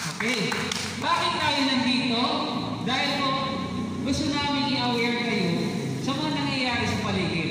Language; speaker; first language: Filipino; non-native, local second language; Cebuano